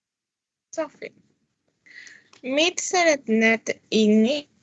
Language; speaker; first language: Hungarian; non-native, learner; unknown